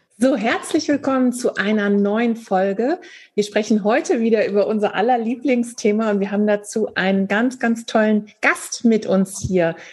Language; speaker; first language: German; native; German